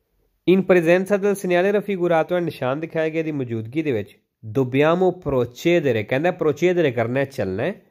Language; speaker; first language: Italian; non-native, learner; Punjabi